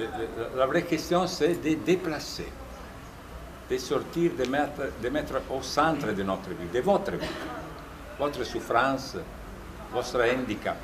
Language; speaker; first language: French; non-native, fluent; Italian